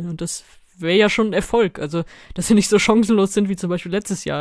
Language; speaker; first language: German; native; German